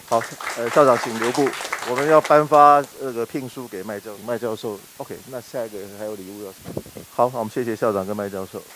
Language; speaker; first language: Chinese; native; Chinese